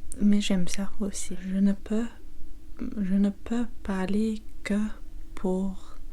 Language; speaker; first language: French; non-native, learner; English